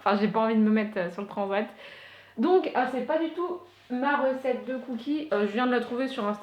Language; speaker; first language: French; native; French